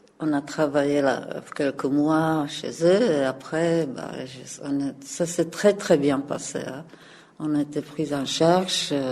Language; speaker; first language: French; non-native, fluent; Czech